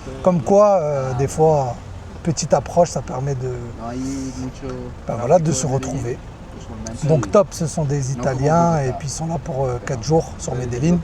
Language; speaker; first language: French; native; French